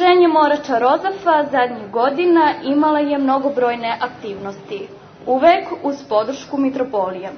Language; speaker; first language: Serbian; early bilingual, heritage; Serbian